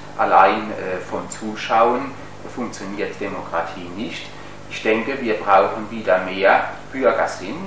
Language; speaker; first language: German; native; German